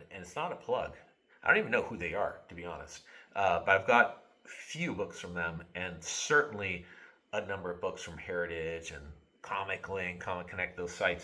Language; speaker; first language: English; native; English